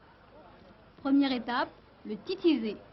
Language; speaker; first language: French; native; French